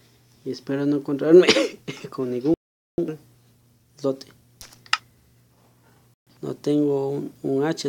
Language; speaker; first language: Spanish; native; Spanish